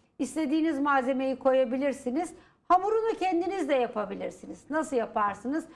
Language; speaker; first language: Turkish; native; Turkish